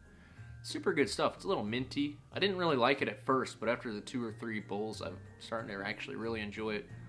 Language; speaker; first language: English; native; English